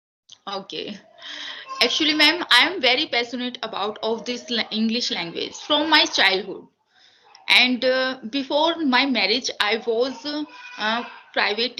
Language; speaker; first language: English; non-native, learner; Hindi